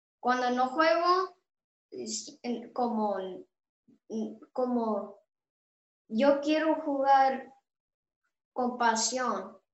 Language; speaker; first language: Spanish; early bilingual, heritage; Spanish